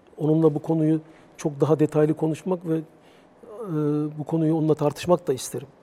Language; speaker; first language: Turkish; native; Turkish